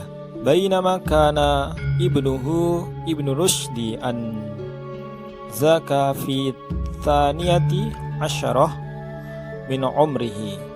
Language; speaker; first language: Arabic; non-native, learner; Indonesian